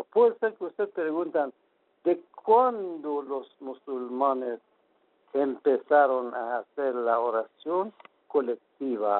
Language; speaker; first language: Spanish; non-native, fluent; Persian